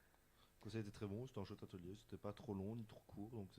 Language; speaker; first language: French; native; French